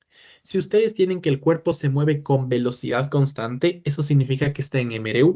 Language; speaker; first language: Spanish; native; Spanish